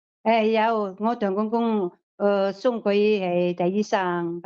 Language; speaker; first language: Cantonese; non-native, learner; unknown